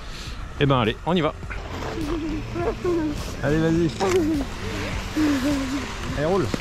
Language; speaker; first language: French; native; French